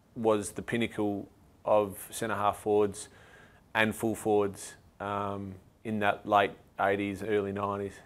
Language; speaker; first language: English; native; English